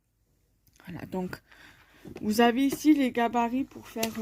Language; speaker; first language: French; native; French